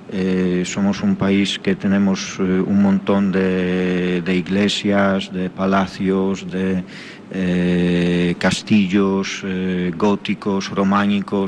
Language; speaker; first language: Spanish; non-native, fluent; Polish